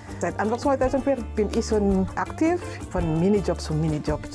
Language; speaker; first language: German; non-native, learner; Indonesian